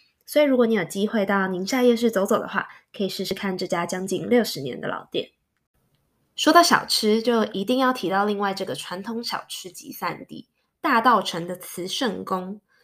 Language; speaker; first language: Chinese; early bilingual, heritage; Chinese